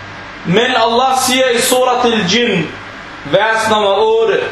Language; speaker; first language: Danish; non-native, fluent; Arabic